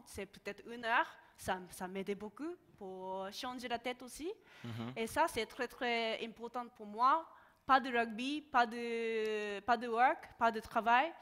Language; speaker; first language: French; non-native, learner; Japanese